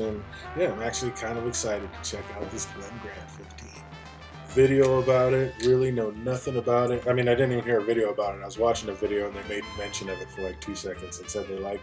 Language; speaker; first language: English; native; English